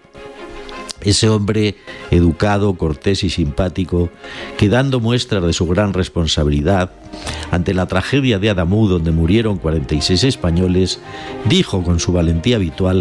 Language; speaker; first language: Spanish; native; Spanish